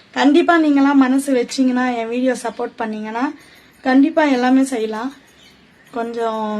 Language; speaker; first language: Tamil; non-native, local second language; Urdu